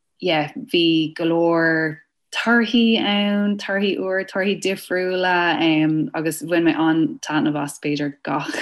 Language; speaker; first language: Irish; non-native, local second language; English